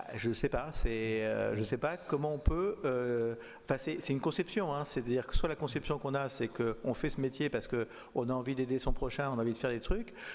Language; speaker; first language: French; native; French